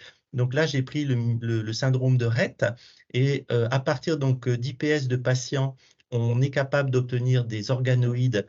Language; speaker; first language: French; native; French